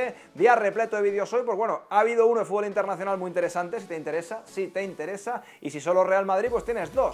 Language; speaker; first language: Spanish; native; Spanish